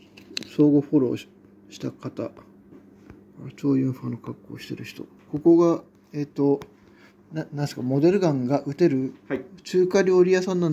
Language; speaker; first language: Japanese; native; Japanese